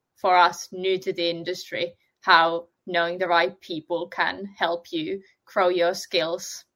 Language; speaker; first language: English; non-native, fluent; Finnish